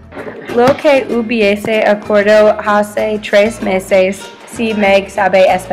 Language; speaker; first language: Spanish; non-native, learner; English